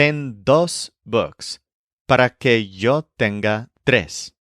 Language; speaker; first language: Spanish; non-native, fluent; English